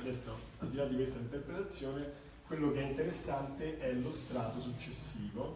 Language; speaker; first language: Italian; native; Italian